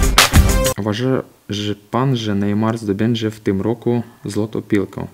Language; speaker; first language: Polish; non-native, fluent; Ukrainian